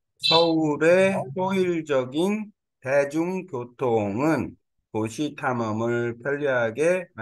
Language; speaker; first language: Vietnamese; non-native, learner; Korean